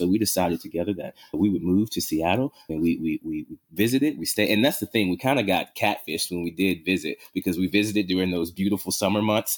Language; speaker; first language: English; native; English